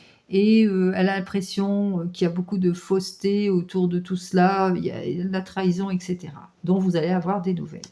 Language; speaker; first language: French; native; French